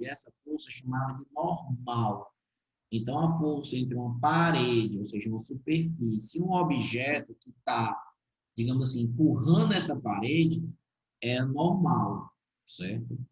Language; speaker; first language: Portuguese; native; Portuguese